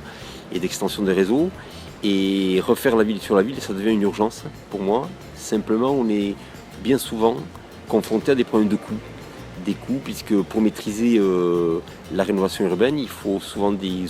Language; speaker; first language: French; native; French